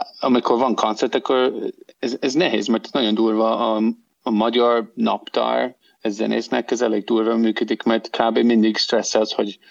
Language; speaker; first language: Hungarian; non-native, learner; English